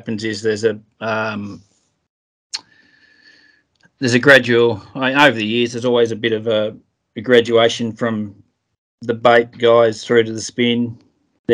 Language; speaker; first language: English; native; English